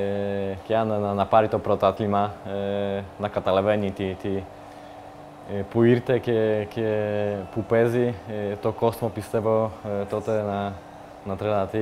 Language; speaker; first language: Greek; non-native, learner; Polish